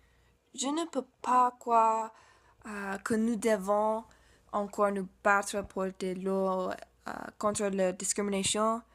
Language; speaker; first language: French; non-native, learner; English